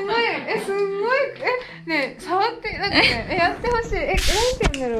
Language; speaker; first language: Japanese; native; Japanese